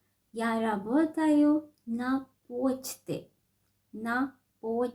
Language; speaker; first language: Russian; non-native, fluent; Sinhala